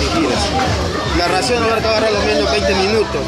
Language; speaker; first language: Spanish; native; Spanish